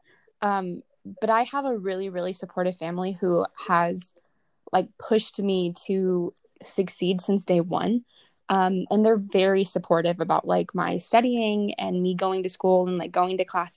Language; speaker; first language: English; native; English